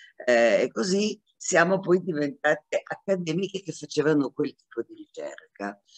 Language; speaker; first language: Italian; non-native, fluent; Hebrew